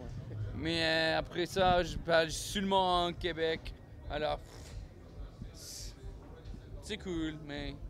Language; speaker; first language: French; non-native, learner; English